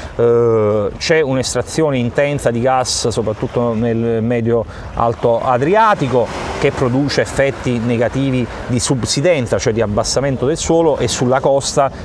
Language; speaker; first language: Italian; native; Italian